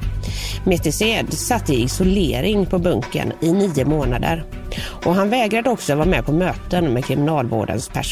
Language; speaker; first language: Swedish; native; Swedish